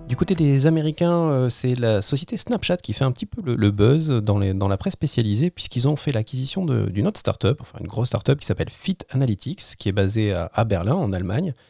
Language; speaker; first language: French; native; French